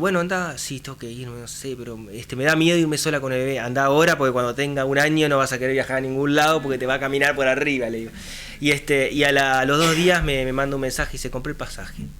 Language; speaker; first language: Spanish; native; Spanish